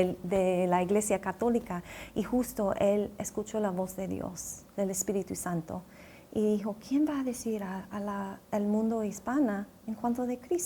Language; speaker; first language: Spanish; non-native, fluent; English